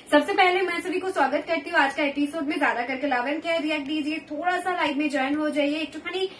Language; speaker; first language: Hindi; non-native, local second language; Bangla